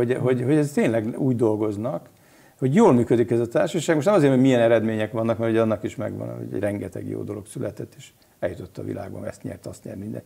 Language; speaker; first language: Hungarian; native; Hungarian